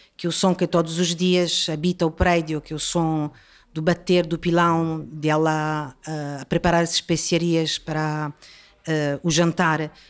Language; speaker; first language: Portuguese; non-native, fluent; Italian